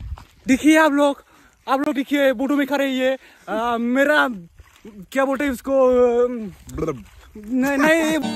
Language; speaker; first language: Hindi; non-native, local second language; Bodo